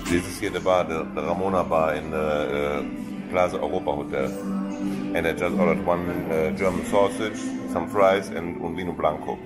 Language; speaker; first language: English; non-native, fluent; German